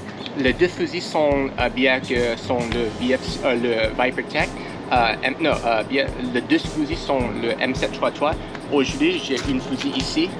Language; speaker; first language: French; non-native, learner; English